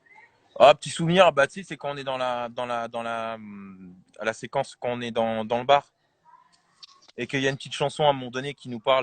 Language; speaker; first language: French; native; French